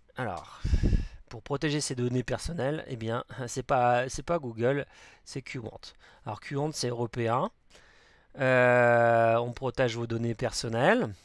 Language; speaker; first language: French; native; French